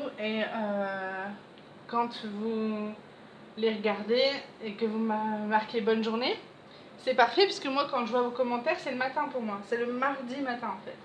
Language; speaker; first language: French; native; French